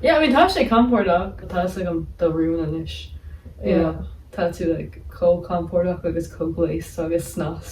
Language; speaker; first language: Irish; non-native, local second language; English